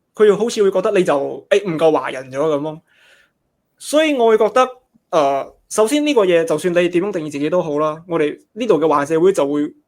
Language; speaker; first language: Cantonese; native; Cantonese